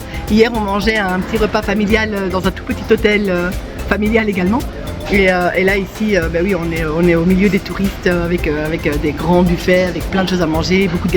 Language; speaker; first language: French; native; French